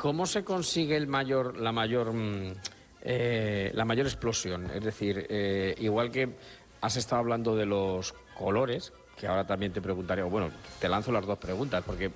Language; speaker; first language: Spanish; native; Spanish